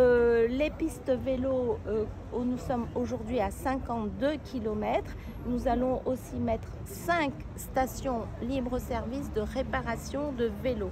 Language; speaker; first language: French; native; French